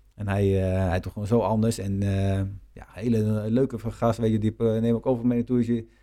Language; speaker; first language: Dutch; native; Dutch